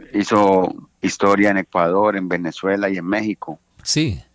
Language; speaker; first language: Spanish; native; Spanish